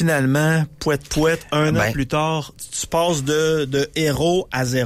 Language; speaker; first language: French; native; French